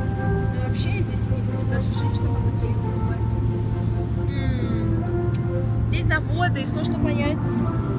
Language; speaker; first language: Russian; native; Russian